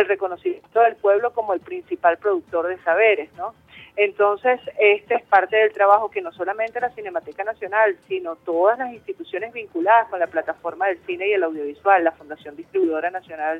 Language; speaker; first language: Spanish; native; Spanish